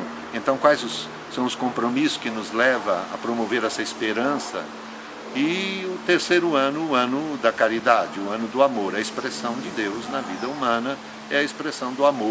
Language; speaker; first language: Portuguese; native; Portuguese